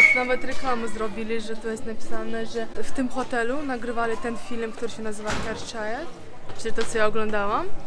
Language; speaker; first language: Polish; non-native, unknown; Uzbek